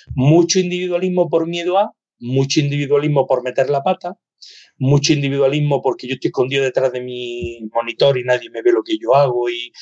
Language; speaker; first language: Spanish; native; Spanish